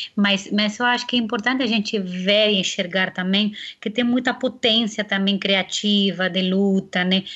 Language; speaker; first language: Portuguese; non-native, fluent; Spanish